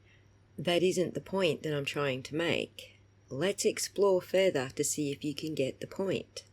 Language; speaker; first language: English; native; English